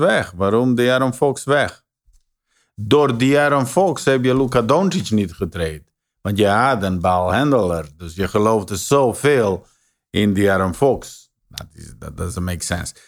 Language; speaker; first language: Dutch; non-native, fluent; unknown